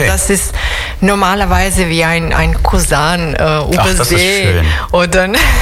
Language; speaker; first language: German; non-native, fluent; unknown